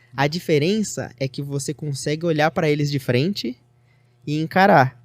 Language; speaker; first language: Portuguese; native; Portuguese